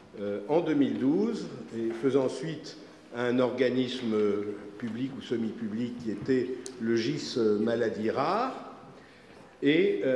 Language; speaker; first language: French; native; French